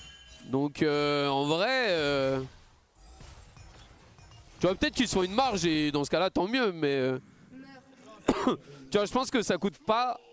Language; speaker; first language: French; native; French